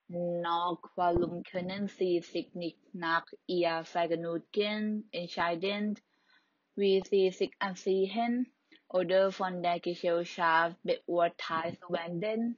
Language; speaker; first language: German; non-native, learner; Thai